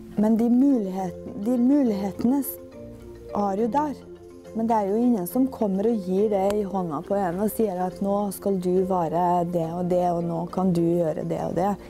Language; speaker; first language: Norwegian; non-native, fluent; Bosnian